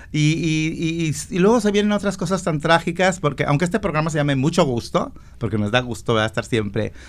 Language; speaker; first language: Spanish; native; Spanish